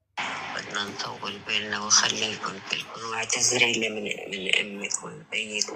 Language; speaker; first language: Arabic; native; Arabic